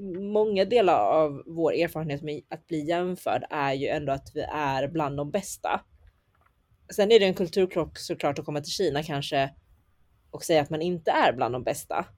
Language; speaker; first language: Swedish; early bilingual, other home language; Chinese